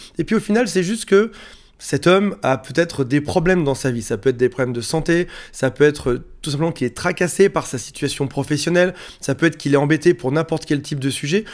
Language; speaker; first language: French; native; French